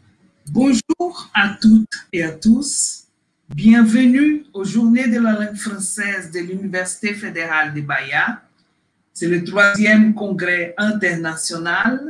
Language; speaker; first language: French; non-native, fluent; Portuguese